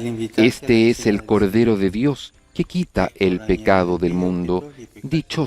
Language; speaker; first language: Spanish; native; Spanish